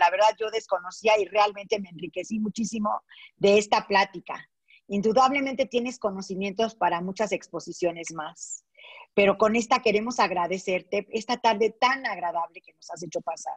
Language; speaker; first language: Spanish; native; Spanish